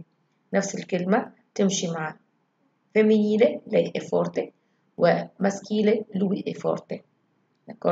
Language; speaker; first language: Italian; non-native, learner; Arabic